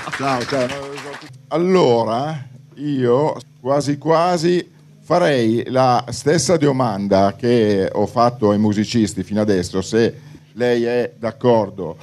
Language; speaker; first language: Italian; native; Italian